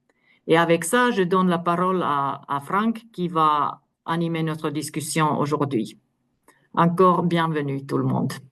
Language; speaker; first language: French; non-native, fluent; Finnish